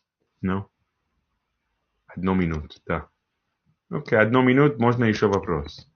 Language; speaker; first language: Russian; non-native, learner; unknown